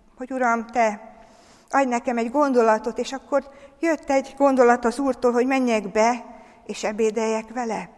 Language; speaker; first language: Hungarian; native; Hungarian